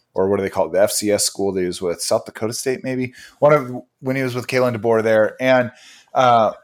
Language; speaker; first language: English; native; English